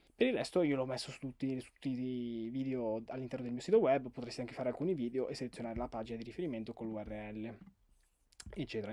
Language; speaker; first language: Italian; native; Italian